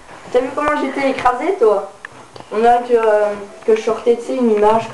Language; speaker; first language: French; native; French